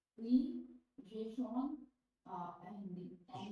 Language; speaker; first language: French; non-native, learner; Hindi